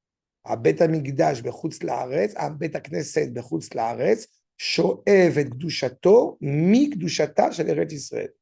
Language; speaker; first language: Hebrew; non-native, fluent; French